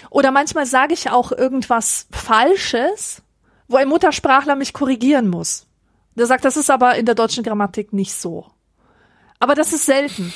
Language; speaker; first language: German; early bilingual, other home language; Polish